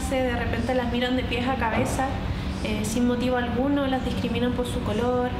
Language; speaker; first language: Spanish; native; Spanish